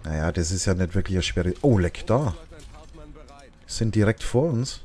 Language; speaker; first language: German; native; German